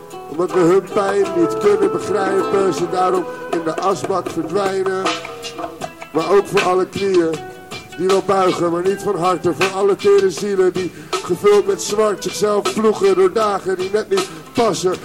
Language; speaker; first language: Dutch; native; Dutch